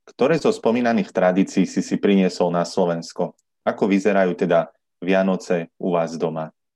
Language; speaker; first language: Slovak; native; Slovak